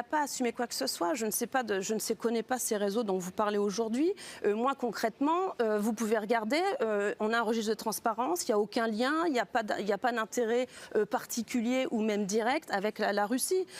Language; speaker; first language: French; native; French